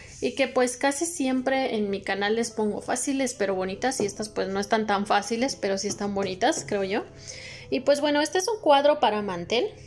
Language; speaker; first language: Spanish; native; Spanish